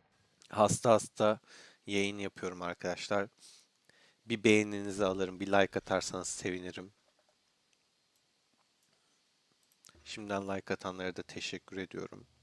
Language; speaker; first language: Turkish; native; Turkish